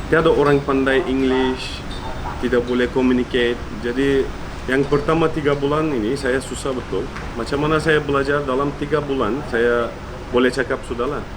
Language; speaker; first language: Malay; non-native, fluent; Turkish